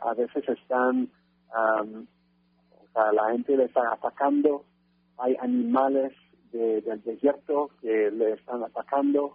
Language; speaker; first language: Spanish; non-native, fluent; French